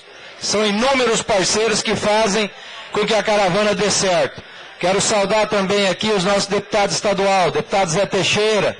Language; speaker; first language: Portuguese; native; Portuguese